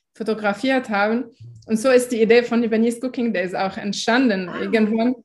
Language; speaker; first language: German; non-native, fluent; Arabic